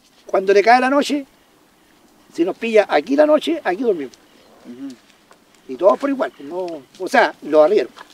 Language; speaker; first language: Spanish; native; Spanish